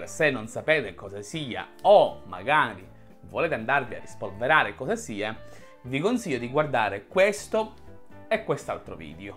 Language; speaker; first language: Italian; native; Italian